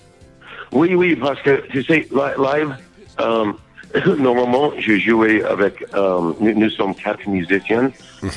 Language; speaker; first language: French; non-native, learner; English